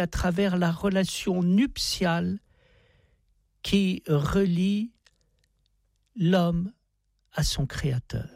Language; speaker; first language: French; native; French